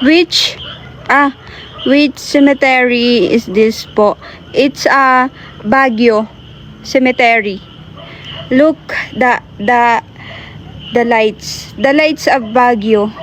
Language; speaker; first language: English; non-native, learner; Filipino